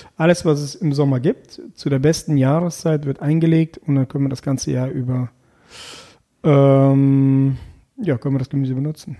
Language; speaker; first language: German; early bilingual, other home language; Russian